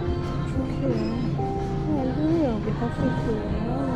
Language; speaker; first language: Turkish; non-native, learner; Indonesian